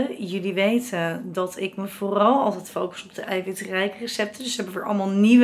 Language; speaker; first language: Dutch; native; Dutch